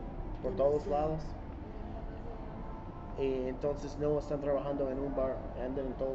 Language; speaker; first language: Spanish; non-native, fluent; English